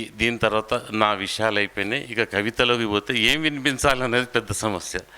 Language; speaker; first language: Telugu; non-native, local second language; Urdu